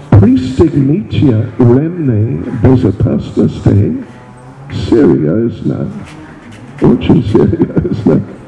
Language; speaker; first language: Russian; non-native, learner; English